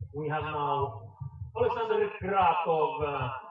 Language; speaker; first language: English; non-native, fluent; Finnish